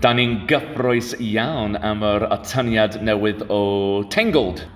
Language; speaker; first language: Welsh; non-native, learner; English